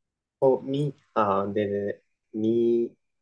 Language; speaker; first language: Korean; non-native, learner; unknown